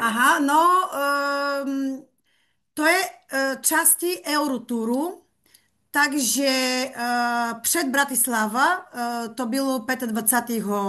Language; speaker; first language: Czech; non-native, fluent; Bulgarian